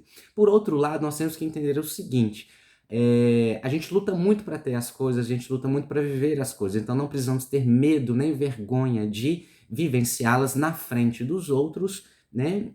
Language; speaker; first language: Portuguese; native; Portuguese